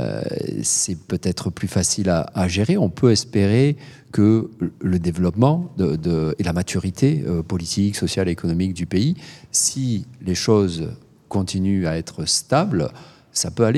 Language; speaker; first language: French; native; French